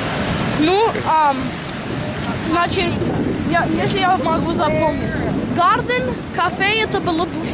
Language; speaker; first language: Russian; early bilingual, heritage; Russian